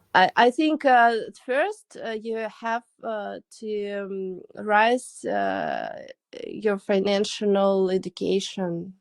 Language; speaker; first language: English; non-native, learner; Russian